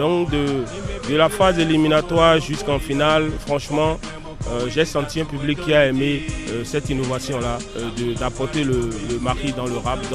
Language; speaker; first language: French; native; French